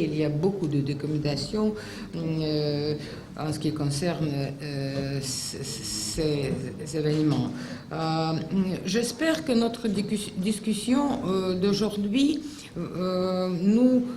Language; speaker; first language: French; non-native, fluent; Russian